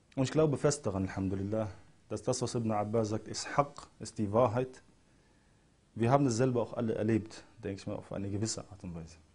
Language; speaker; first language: German; non-native, fluent; Arabic